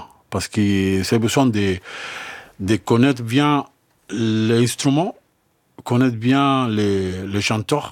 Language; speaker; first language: French; non-native, learner; Spanish